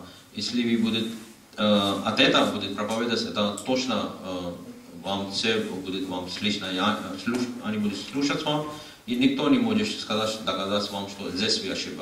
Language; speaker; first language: Russian; non-native, learner; Hindi